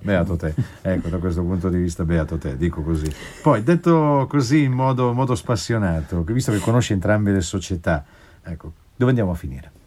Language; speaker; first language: Italian; native; Italian